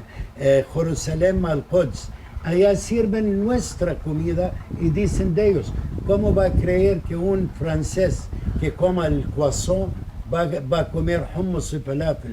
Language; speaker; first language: Spanish; non-native, fluent; Arabic